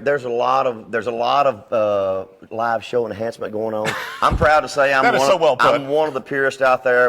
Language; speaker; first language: English; native; English